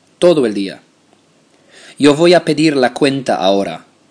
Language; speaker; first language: Spanish; non-native, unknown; English